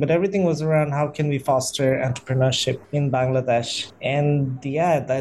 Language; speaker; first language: English; non-native, local second language; Bangla